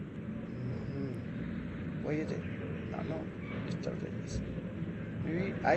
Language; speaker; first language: English; non-native, learner; Spanish